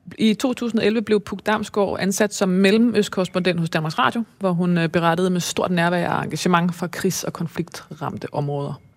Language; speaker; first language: Danish; native; Danish